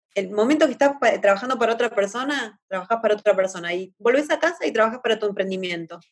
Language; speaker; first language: Spanish; native; Spanish